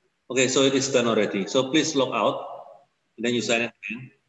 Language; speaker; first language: English; non-native, fluent; Indonesian